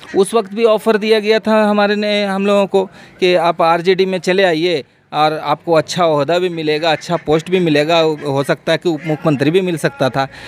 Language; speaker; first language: Hindi; native; Hindi